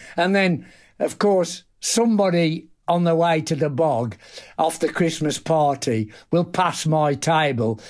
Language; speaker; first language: English; native; English